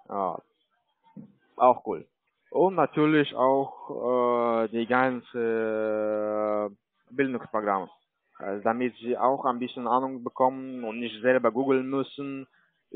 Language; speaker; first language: German; non-native, learner; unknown